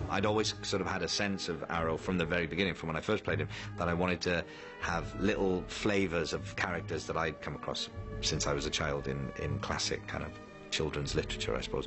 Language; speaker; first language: English; native; English